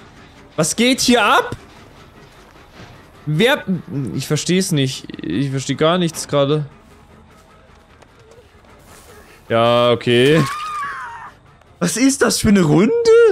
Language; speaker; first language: German; native; German